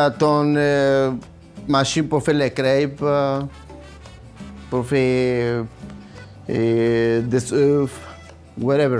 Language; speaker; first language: French; non-native, learner; Spanish